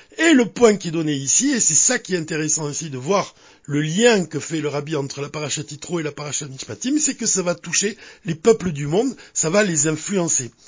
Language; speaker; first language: French; native; French